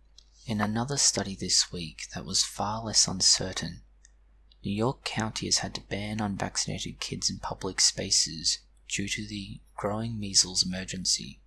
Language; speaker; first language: English; native; English